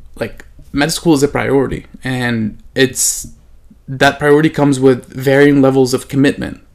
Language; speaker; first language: English; non-native, fluent; Arabic